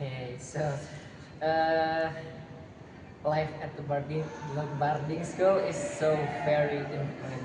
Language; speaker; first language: English; non-native, learner; Indonesian